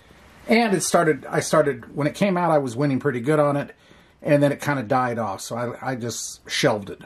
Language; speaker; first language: English; native; English